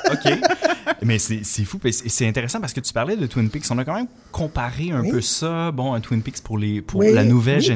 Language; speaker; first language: French; native; French